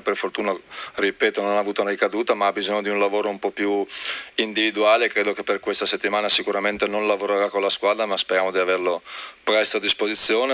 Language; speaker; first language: Italian; native; Italian